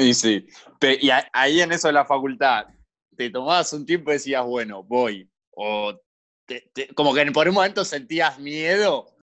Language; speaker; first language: Spanish; native; Spanish